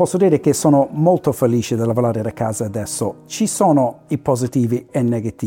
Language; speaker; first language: Italian; non-native, fluent; English